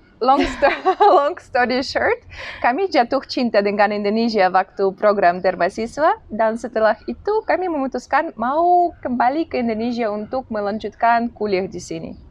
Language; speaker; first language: Indonesian; non-native, fluent; Russian